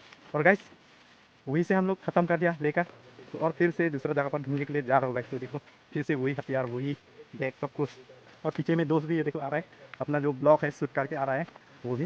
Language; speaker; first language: Hindi; non-native, local second language; Karbi